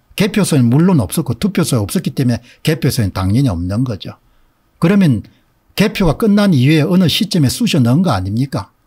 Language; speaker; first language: Korean; native; Korean